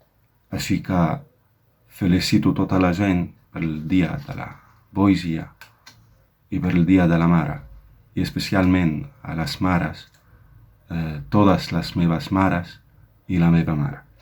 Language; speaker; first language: Catalan; non-native, fluent; Arabic